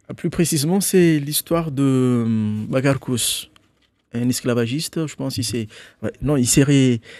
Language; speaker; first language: French; non-native, local second language; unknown